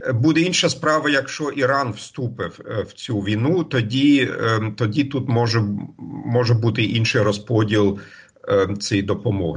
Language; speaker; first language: Ukrainian; non-native, fluent; German